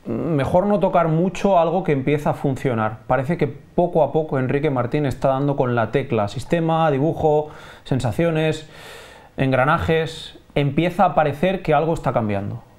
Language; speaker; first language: Spanish; non-native, local second language; Catalan